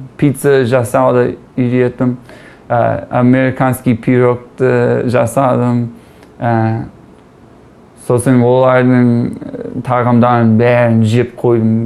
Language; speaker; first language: Kazakh; non-native, learner; English